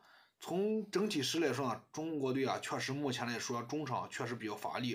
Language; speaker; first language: Chinese; native; Chinese